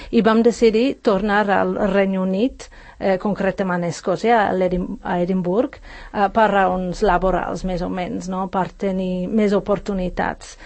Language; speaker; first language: Catalan; non-native, fluent; English